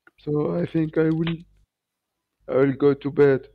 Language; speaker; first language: English; non-native, learner; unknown